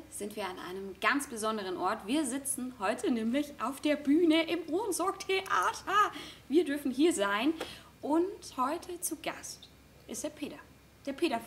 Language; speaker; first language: German; native; German